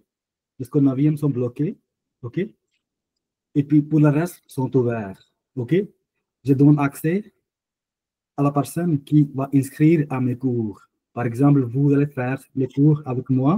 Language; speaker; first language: French; non-native, fluent; Hindi